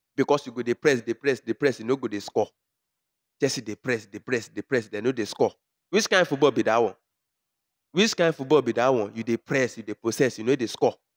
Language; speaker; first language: Nigerian Pidgin; non-native, local second language; Yoruba